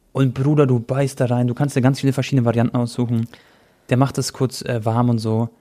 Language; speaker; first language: German; early bilingual, other home language; Croatian